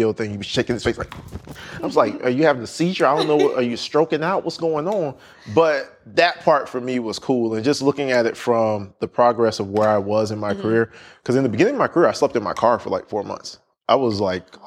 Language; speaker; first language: English; native; English